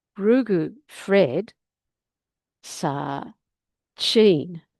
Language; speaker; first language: Irish; non-native, learner; English